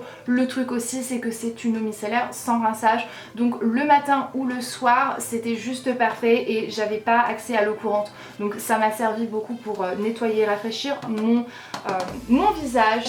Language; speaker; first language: French; native; French